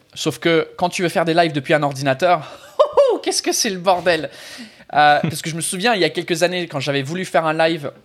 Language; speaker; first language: French; non-native, fluent; English